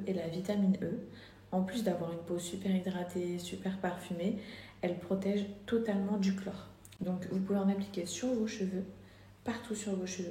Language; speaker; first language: French; native; French